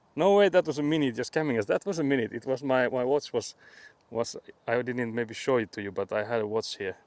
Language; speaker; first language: English; non-native, fluent; Finnish